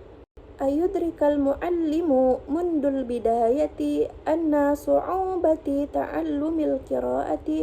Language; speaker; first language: Arabic; non-native, learner; Indonesian